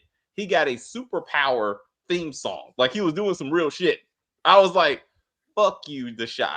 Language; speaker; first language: English; native; English